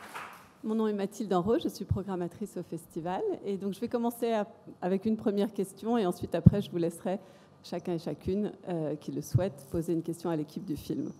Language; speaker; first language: French; native; French